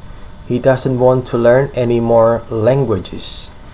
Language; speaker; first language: English; non-native, fluent; Indonesian